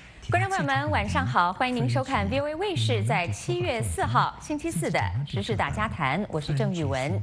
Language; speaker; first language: Chinese; native; Chinese